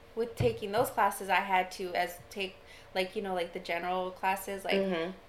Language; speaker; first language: English; native; English